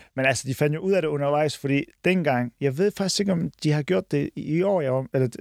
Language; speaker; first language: Danish; early bilingual, other home language; Turkish